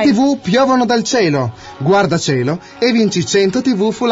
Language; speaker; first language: Italian; native; Italian